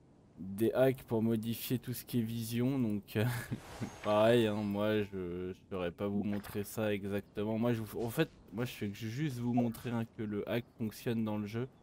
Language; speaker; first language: French; native; French